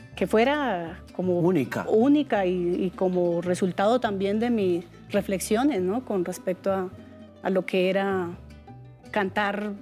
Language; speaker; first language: Spanish; native; Spanish